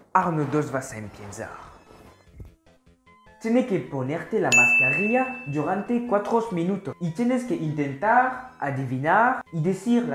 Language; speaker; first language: Spanish; non-native, learner; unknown